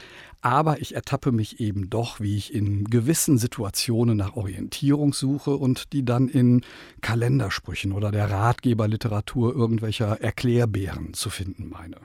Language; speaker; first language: German; native; German